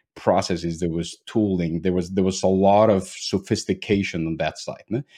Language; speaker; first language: English; non-native, fluent; Spanish